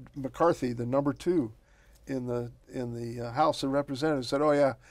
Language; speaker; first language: English; native; English